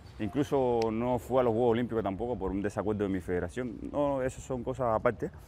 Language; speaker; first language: Spanish; native; Spanish